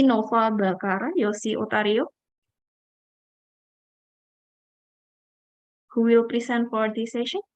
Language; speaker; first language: English; non-native, fluent; Indonesian